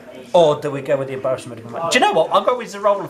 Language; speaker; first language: English; native; English